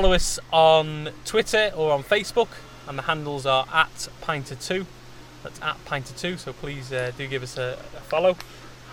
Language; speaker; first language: English; native; English